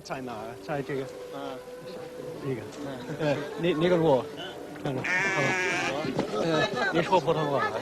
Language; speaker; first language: Chinese; non-native, learner; English